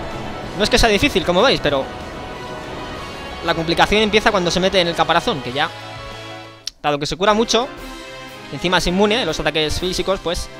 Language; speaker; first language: Spanish; native; Spanish